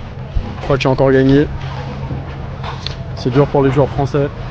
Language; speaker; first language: French; native; French